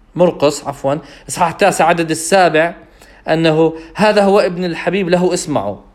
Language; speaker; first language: Arabic; non-native, fluent; English